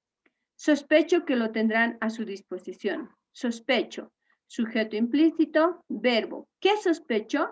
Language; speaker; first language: Spanish; native; Spanish